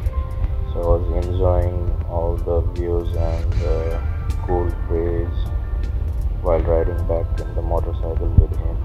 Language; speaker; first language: English; non-native, fluent; Nepali